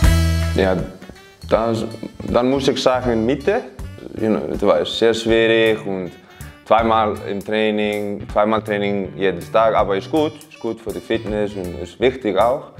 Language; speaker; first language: German; non-native, learner; Icelandic